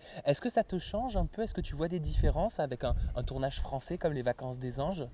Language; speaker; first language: French; native; French